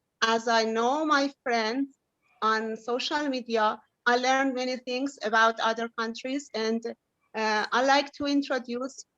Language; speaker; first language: English; non-native, fluent; Persian